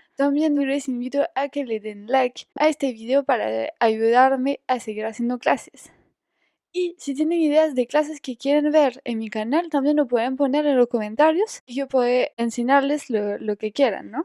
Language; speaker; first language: Spanish; non-native, fluent; French